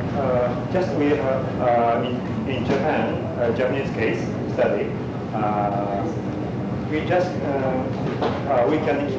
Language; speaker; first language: English; non-native, learner; Japanese